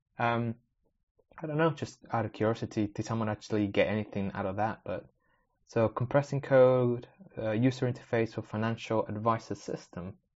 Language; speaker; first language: English; early bilingual, other home language; Spanish